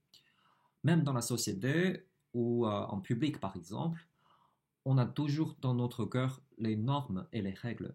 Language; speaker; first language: French; non-native, fluent; Chinese